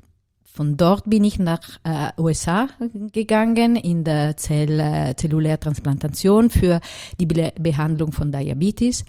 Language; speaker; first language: German; non-native, fluent; Italian